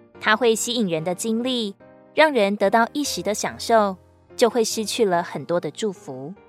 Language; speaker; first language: Chinese; native; Chinese